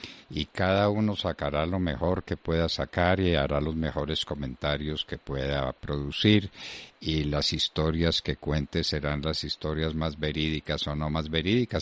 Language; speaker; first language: Spanish; native; Spanish